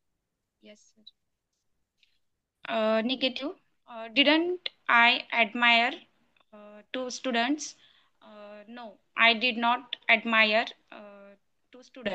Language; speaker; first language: English; non-native, learner; Marathi